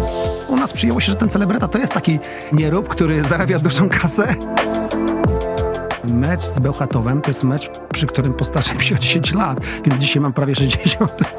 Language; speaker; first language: Polish; native; Polish